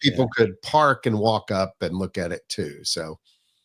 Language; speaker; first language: English; native; English